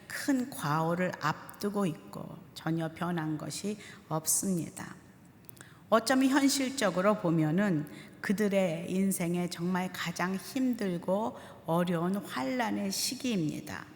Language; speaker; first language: Korean; native; Korean